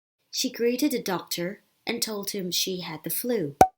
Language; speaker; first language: English; non-native, fluent; Thai